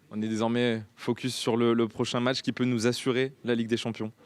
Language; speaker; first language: French; native; French